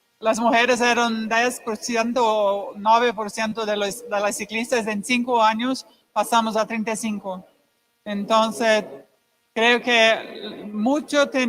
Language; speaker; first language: Spanish; non-native, fluent; Portuguese